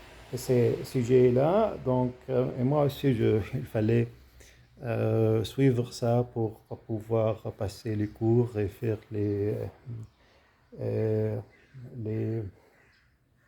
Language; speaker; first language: French; non-native, fluent; Arabic